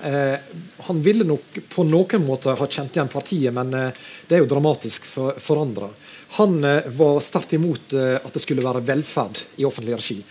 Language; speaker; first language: Norwegian; native; Norwegian